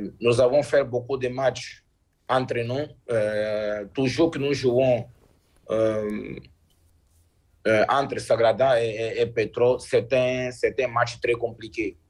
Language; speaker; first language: French; non-native, learner; Portuguese